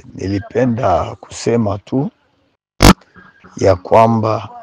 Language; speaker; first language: Swahili; native; Swahili